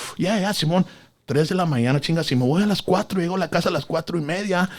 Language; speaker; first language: Spanish; early bilingual, other home language; English